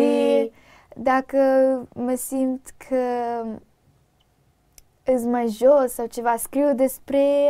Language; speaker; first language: Romanian; early bilingual, heritage; Romanian